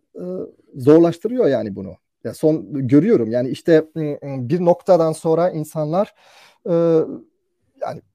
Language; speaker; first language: Turkish; non-native, fluent; German